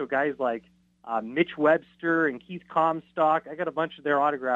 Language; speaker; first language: English; native; English